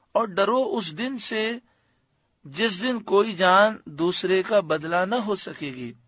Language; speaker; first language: Urdu; native; Urdu